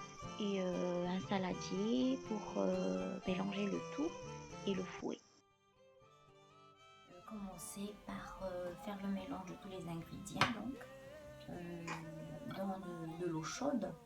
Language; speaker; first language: French; non-native, local second language; Malagasy